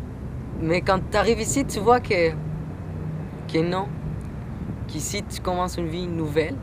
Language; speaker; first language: French; non-native, learner; Spanish